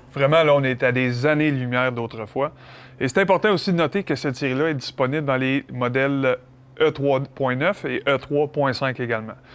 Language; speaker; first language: French; native; French